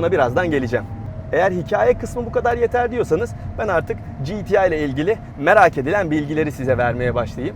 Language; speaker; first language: Turkish; native; Turkish